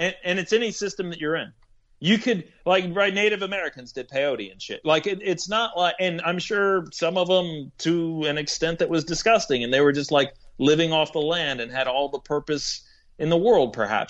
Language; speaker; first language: English; native; English